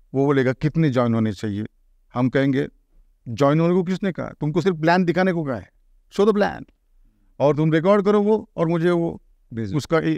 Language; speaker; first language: Hindi; non-native, local second language; Marathi